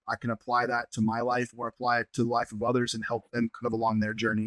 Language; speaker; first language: English; native; English